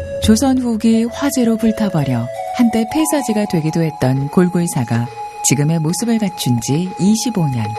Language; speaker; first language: Korean; native; Korean